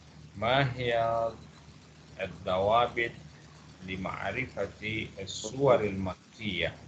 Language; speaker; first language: Arabic; non-native, fluent; Malay